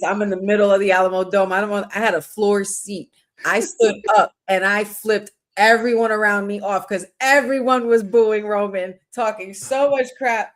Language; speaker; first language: English; native; English